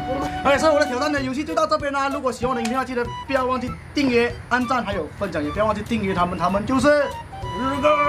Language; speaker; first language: Chinese; native; Chinese